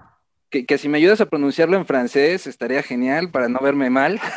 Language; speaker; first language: Spanish; native; Spanish